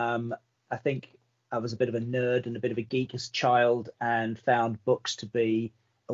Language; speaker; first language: English; native; English